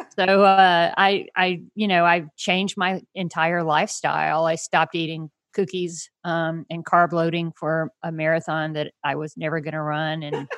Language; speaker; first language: English; native; English